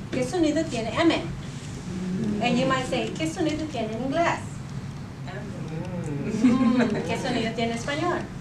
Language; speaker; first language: Spanish; non-native, fluent; English